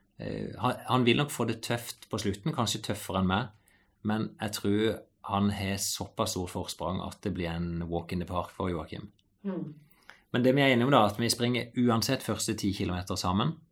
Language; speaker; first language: Norwegian; native; Norwegian